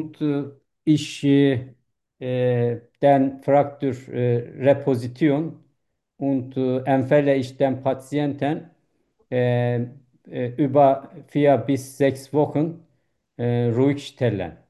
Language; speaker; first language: German; non-native, learner; Turkish